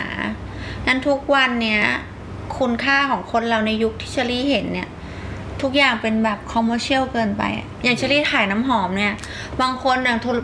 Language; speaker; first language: Thai; native; Thai